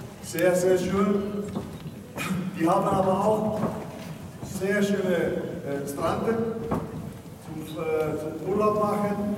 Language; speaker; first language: German; non-native, fluent; Icelandic